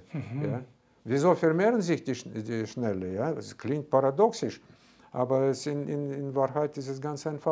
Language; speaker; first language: German; non-native, fluent; Russian